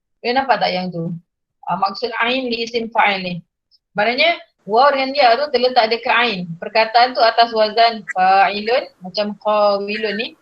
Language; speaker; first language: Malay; native; Malay